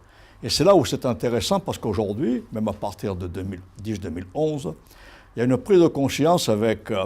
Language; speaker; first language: French; native; French